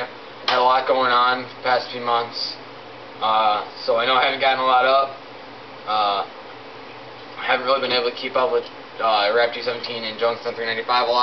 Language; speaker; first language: English; native; English